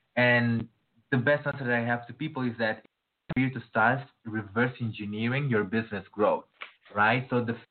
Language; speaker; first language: English; non-native, fluent; Portuguese